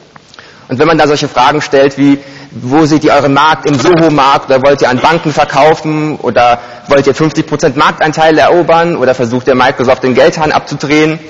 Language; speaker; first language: German; native; German